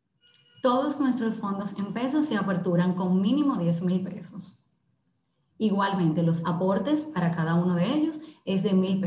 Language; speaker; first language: Spanish; native; Spanish